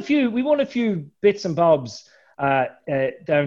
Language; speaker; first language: English; native; English